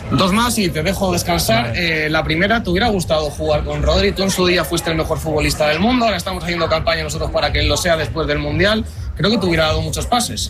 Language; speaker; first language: Spanish; native; Spanish